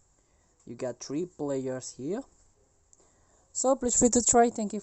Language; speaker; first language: English; non-native, learner; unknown